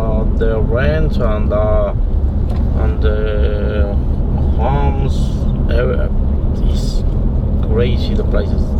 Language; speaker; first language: English; non-native, learner; Spanish